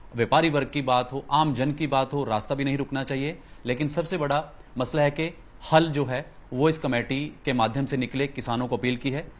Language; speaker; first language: Hindi; non-native, local second language; Punjabi